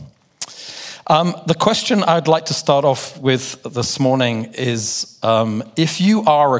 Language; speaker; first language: English; native; English